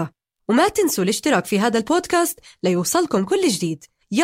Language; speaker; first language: Arabic; native; Arabic